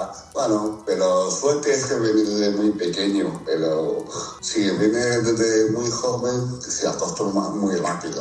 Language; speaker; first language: Spanish; non-native, fluent; Chinese